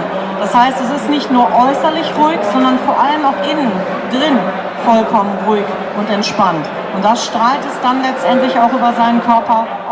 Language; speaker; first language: German; native; German